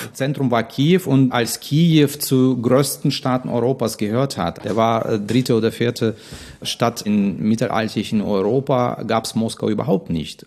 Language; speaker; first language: German; non-native, fluent; Russian